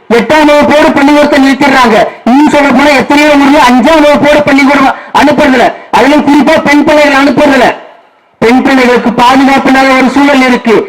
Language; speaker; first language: Tamil; non-native, local second language; Kannada